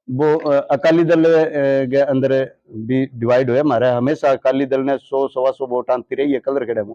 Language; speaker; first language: Hindi; native; Hindi